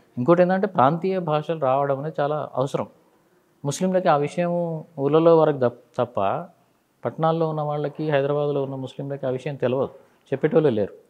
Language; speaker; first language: Telugu; non-native, local second language; Urdu